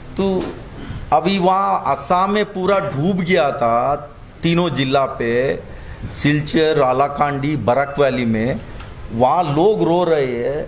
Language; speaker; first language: Hindi; non-native, local second language; Kannada